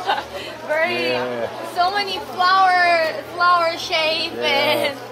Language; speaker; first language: English; non-native, learner; Korean